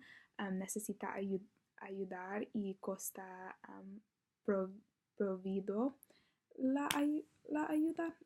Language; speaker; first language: Spanish; non-native, learner; English